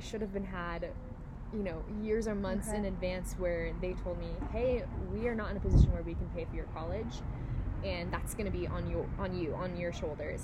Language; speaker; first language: English; native; English